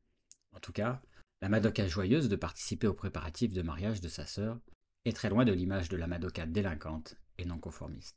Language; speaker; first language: French; native; French